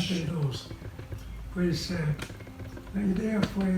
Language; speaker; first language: Spanish; non-native, fluent; English